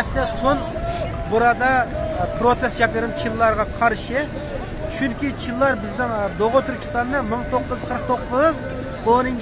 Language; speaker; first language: Turkish; non-native, learner; Uyghur